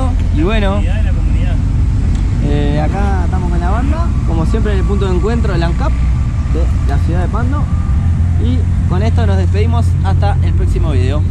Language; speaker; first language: Spanish; native; Spanish